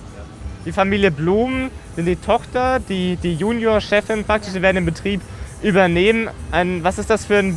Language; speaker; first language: German; native; German